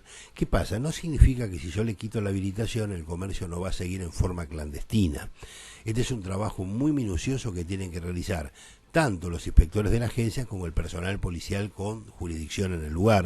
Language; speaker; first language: Spanish; native; Spanish